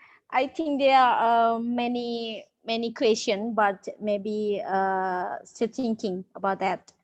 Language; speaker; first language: English; non-native, learner; Indonesian